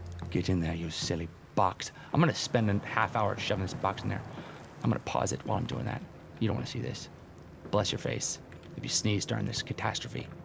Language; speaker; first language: English; native; English